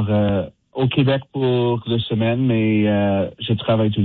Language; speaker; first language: French; non-native, learner; English